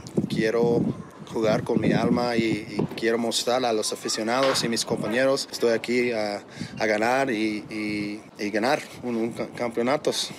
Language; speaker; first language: Spanish; non-native, learner; English